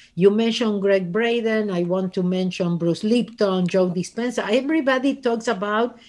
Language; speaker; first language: English; non-native, fluent; Spanish